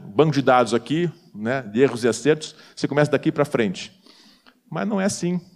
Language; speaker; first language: Portuguese; native; Portuguese